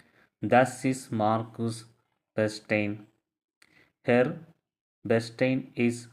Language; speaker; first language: German; non-native, learner; Tamil